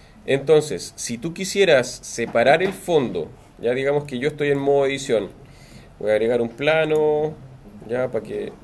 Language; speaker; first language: Spanish; native; Spanish